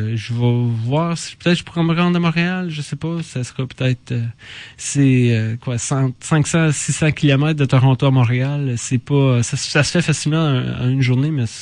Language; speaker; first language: French; native; French